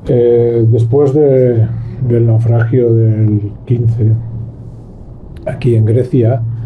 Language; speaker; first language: Spanish; native; Spanish